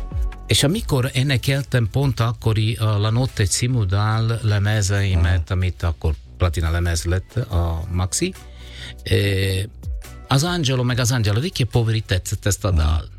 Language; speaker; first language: Hungarian; non-native, learner; Italian